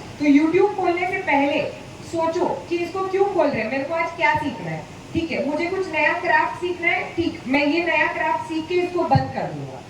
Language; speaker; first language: Hindi; non-native, local second language; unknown